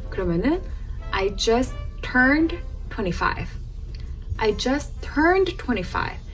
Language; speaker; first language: English; early bilingual, other home language; Korean